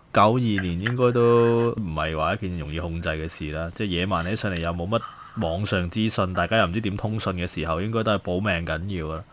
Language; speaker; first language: Cantonese; native; Cantonese